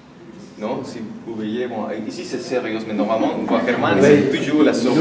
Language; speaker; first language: French; non-native, fluent; Spanish